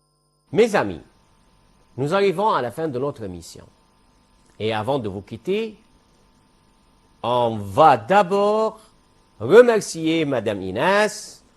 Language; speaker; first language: French; non-native, fluent; Arabic